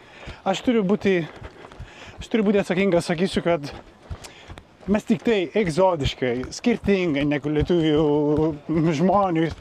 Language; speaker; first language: Lithuanian; non-native, learner; Italian